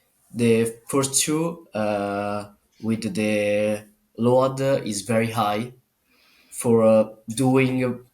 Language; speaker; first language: English; non-native, learner; Italian